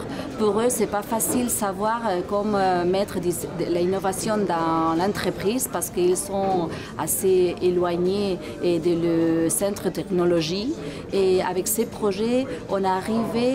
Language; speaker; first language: French; non-native, fluent; Spanish